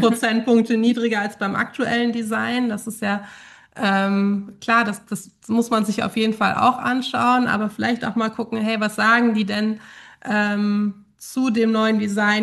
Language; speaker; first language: German; native; German